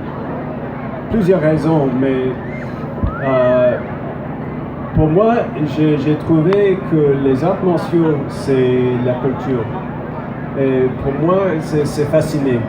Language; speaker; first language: French; non-native, learner; English